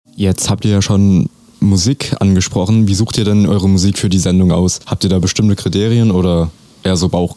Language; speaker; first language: German; native; German